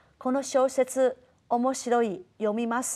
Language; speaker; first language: Japanese; non-native, fluent; Chinese